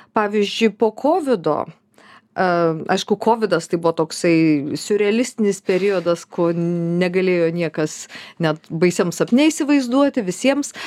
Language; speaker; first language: Lithuanian; native; Lithuanian